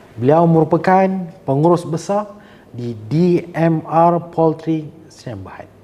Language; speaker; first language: Malay; native; Malay